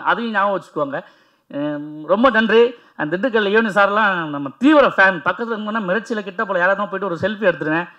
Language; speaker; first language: Tamil; native; Tamil